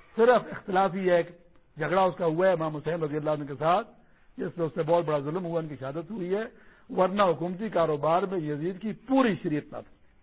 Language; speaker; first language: Urdu; non-native, local second language; Pashto